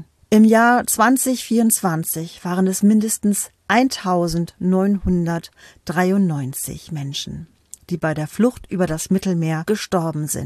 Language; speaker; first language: German; native; German